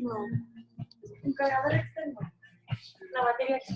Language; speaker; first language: Spanish; native; Spanish